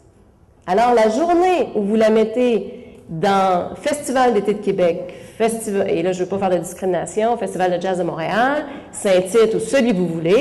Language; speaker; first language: French; native; French